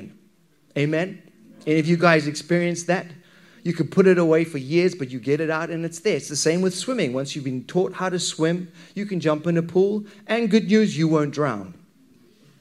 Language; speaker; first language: English; native; English